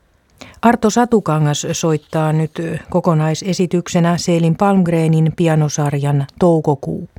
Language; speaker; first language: Finnish; native; Finnish